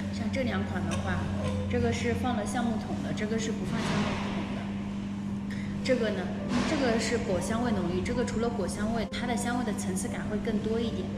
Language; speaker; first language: Chinese; native; Chinese